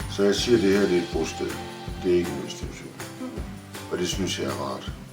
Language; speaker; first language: Danish; native; Danish